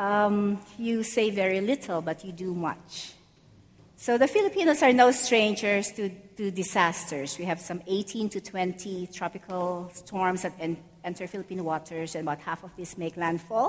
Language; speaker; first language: English; non-native, local second language; Filipino